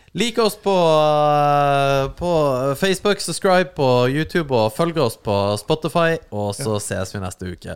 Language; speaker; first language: Norwegian; native; Norwegian